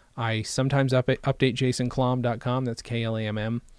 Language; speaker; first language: English; native; English